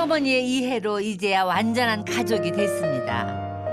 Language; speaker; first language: Korean; native; Korean